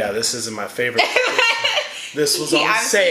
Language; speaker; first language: English; native; English